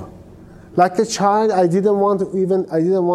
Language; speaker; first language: English; non-native, fluent; Persian